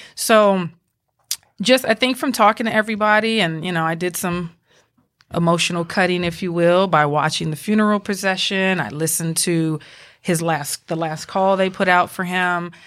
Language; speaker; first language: English; native; English